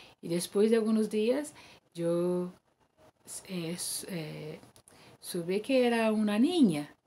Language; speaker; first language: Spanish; non-native, learner; Portuguese